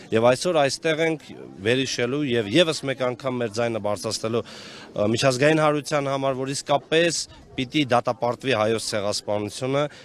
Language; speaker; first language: Armenian; non-native, local second language; Kurdish